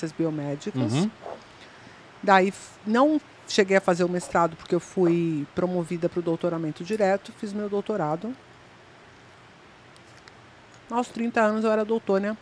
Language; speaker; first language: Portuguese; native; Portuguese